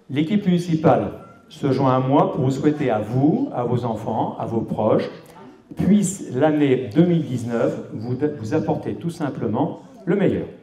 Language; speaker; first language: French; native; French